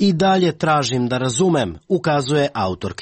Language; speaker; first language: Serbian; native; Serbian